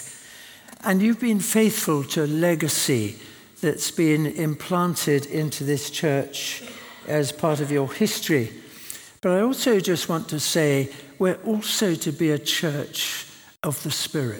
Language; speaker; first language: English; native; English